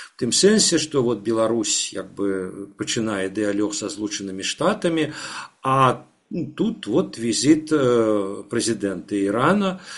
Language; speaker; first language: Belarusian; non-native, local second language; Russian